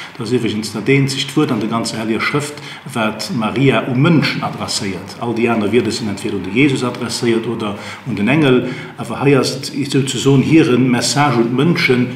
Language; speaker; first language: Luxembourgish; native; Luxembourgish